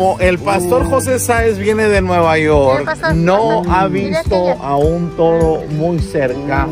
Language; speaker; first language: Spanish; native; Spanish